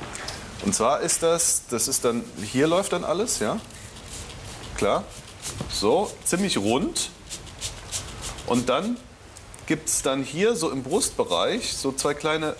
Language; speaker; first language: German; native; German